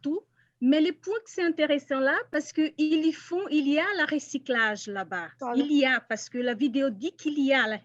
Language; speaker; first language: French; non-native, fluent; Portuguese